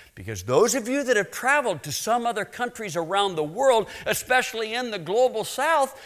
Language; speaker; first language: English; native; English